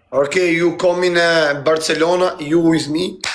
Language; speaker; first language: English; non-native, learner; Albanian